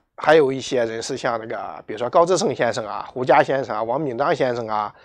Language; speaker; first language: Chinese; native; Chinese